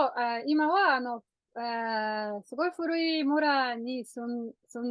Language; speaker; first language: Japanese; non-native, learner; Polish